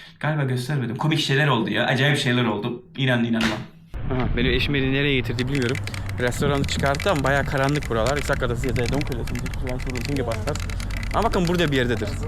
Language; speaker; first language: Turkish; early bilingual, heritage; Turkish